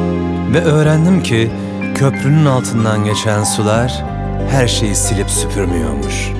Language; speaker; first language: Turkish; native; Turkish